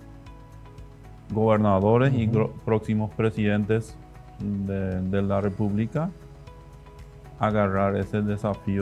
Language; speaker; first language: Spanish; native; Spanish